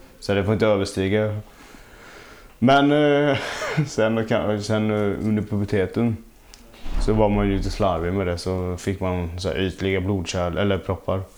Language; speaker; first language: Swedish; early bilingual, other home language; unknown